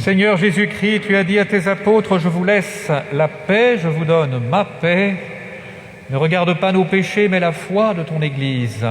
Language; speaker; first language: French; native; French